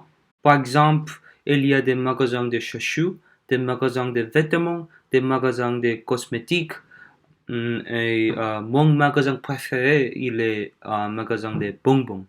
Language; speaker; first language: French; non-native, learner; Korean